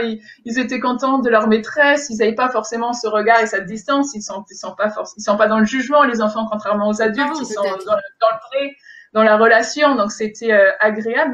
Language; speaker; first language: French; native; French